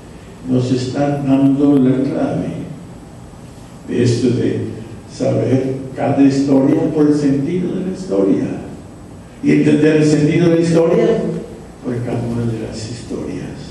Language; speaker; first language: Spanish; non-native, fluent; English